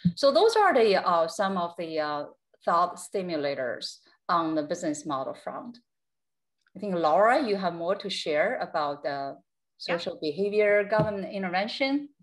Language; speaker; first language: English; non-native, fluent; Chinese